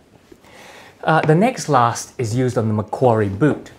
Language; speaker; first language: English; native; English